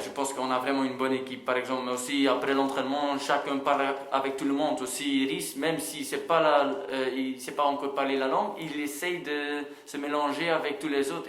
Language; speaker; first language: French; non-native, local second language; Dutch